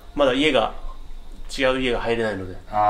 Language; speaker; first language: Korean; non-native, learner; Japanese